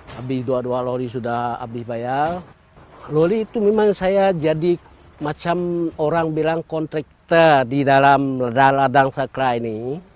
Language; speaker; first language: Malay; non-native, local second language; Iban